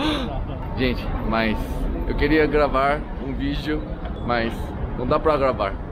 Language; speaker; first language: Portuguese; non-native, learner; Korean